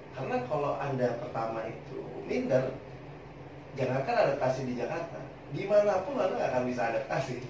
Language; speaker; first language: Indonesian; native; Indonesian